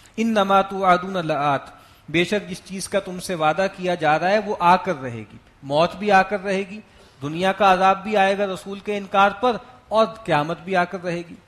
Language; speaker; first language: Urdu; native; Urdu